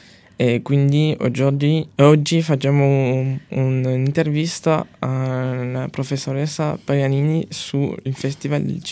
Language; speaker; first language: Italian; non-native, learner; French